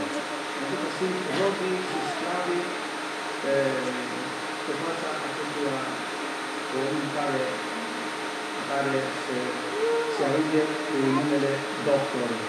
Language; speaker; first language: Romanian; non-native, learner; Greek